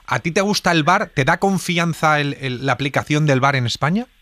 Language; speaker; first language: Spanish; native; Spanish